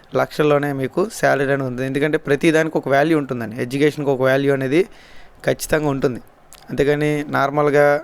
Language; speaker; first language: Telugu; native; Telugu